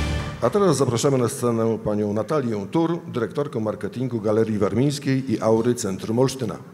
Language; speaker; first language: Polish; native; Polish